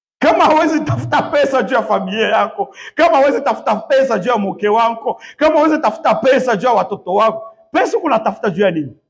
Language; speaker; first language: Swahili; native; Swahili